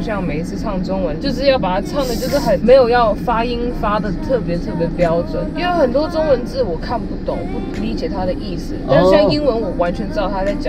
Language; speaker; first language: Chinese; early bilingual, heritage; English